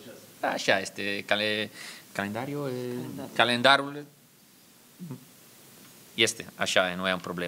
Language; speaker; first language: Romanian; non-native, learner; Italian